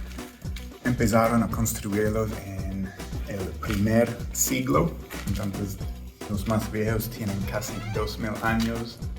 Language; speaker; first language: Spanish; non-native, fluent; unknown